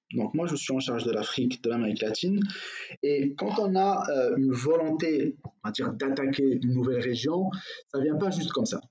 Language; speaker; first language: French; non-native, local second language; Arabic